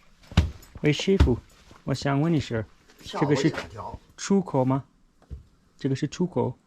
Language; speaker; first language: Chinese; non-native, learner; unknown